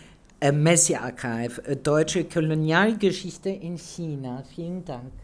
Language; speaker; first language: German; non-native, fluent; French